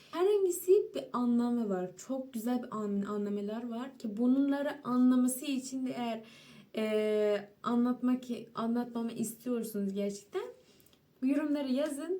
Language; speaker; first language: Turkish; non-native, fluent; Persian